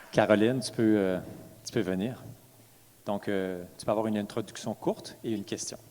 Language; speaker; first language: French; native; French